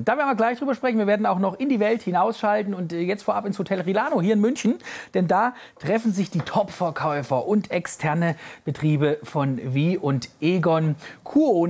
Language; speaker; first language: German; native; German